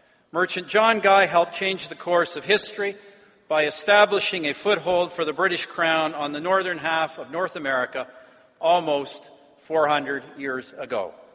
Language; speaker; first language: English; native; English